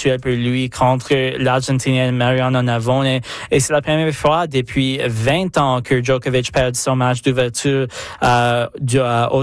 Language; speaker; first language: French; native; French